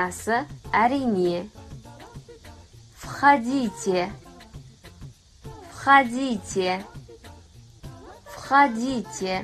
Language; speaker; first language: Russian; non-native, fluent; Kazakh